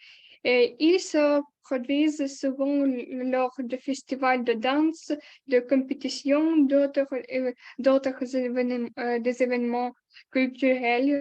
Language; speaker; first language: French; non-native, learner; Ukrainian